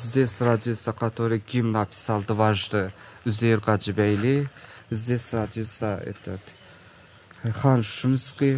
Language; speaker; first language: Russian; non-native, local second language; Azerbaijani